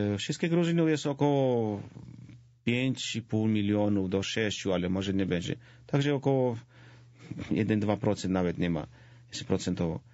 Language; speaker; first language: Polish; non-native, fluent; Georgian